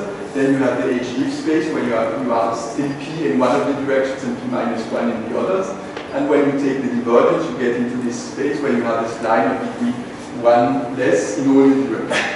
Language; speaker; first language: English; non-native, fluent; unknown